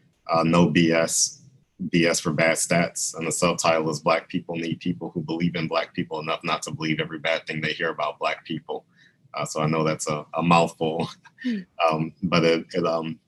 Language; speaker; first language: English; native; English